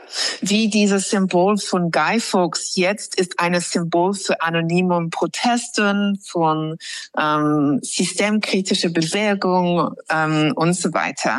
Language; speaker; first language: German; non-native, fluent; English